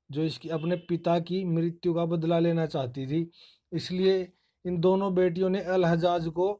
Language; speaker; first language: Hindi; native; Hindi